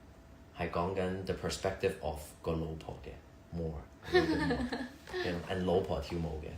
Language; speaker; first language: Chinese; early bilingual, heritage; Cantonese